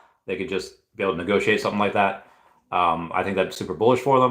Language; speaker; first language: English; native; English